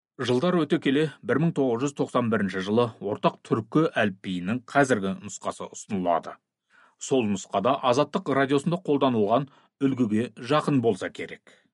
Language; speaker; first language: Kazakh; native; Kazakh